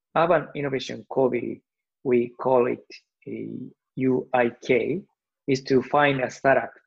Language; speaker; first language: English; non-native, learner; Japanese